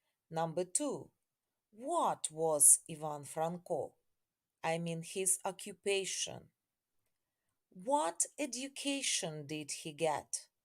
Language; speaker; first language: English; non-native, fluent; Ukrainian